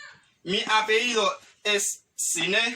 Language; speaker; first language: Spanish; non-native, fluent; Haitian Creole